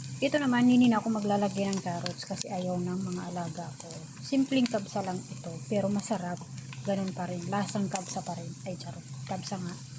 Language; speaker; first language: Filipino; native; Filipino